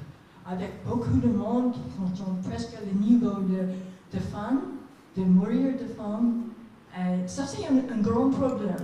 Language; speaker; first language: French; non-native, fluent; English